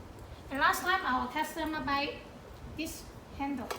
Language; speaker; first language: English; non-native, learner; Chinese